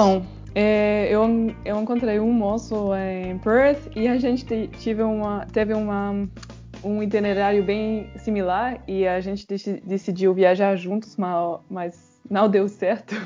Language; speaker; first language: Portuguese; non-native, fluent; French